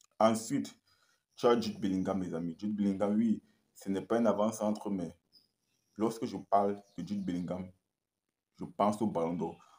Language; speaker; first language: French; native; French